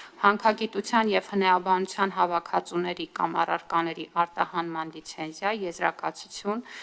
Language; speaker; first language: Armenian; native; Armenian